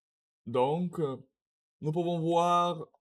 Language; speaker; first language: French; non-native, learner; Russian